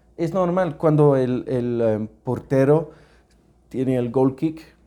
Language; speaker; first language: Spanish; non-native, fluent; English